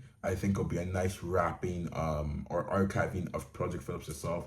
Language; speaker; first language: English; native; English